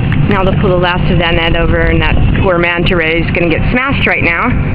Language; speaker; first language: English; native; English